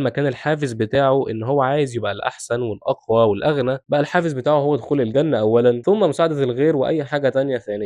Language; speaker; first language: Arabic; native; Arabic